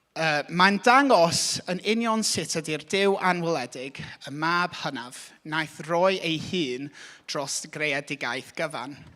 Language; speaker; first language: Welsh; non-native, local second language; English